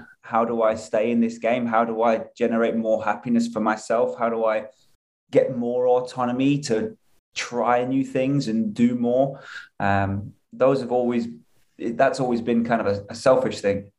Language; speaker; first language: English; native; English